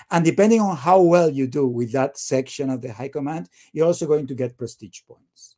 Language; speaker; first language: English; non-native, fluent; Spanish